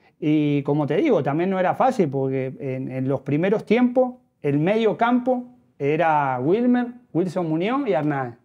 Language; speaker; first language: Spanish; native; Spanish